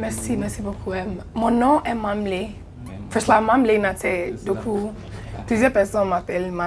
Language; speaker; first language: French; non-native, learner; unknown